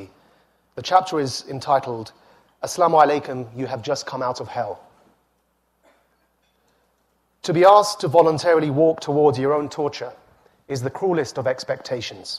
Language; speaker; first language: English; native; English